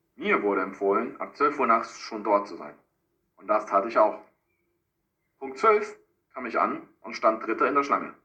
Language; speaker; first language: German; non-native, fluent; Spanish